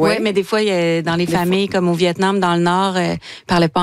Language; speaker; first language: French; native; French